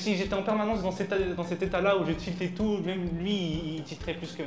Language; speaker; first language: French; native; French